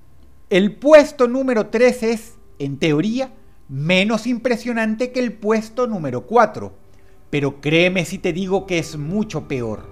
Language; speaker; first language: Spanish; native; Spanish